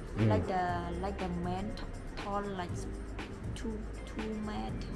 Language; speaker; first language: English; non-native, learner; Khmer